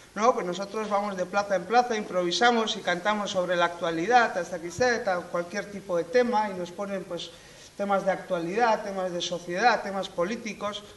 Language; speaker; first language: Spanish; non-native, local second language; Basque